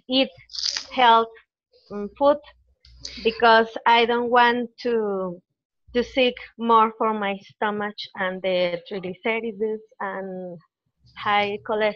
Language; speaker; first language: English; non-native, learner; Spanish